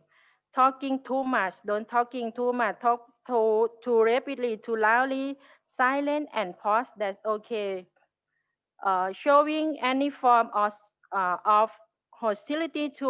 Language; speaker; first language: English; non-native, learner; Thai